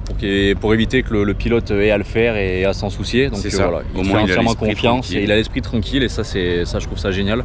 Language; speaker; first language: French; native; French